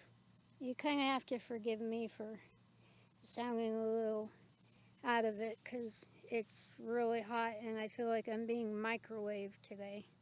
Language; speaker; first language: English; native; English